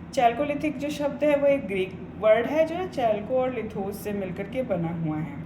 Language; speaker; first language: Hindi; native; Hindi